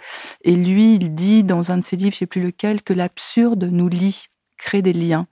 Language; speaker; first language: French; native; French